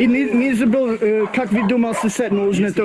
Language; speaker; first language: Russian; non-native, learner; English